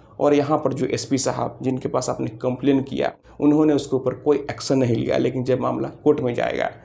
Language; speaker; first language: Hindi; native; Hindi